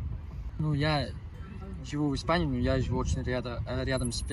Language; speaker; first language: Russian; non-native, learner; Spanish